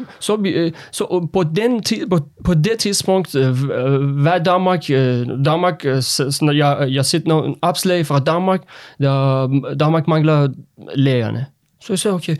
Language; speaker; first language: Danish; non-native, learner; Persian